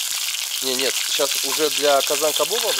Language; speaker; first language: Russian; native; Russian